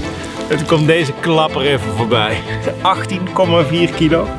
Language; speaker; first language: Dutch; native; Dutch